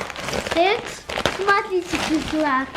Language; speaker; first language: Russian; early bilingual, heritage; Azerbaijani